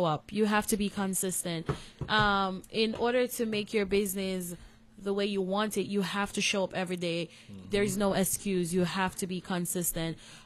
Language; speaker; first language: English; non-native, local second language; Jamaican Creole English